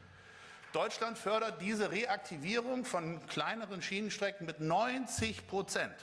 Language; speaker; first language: German; native; German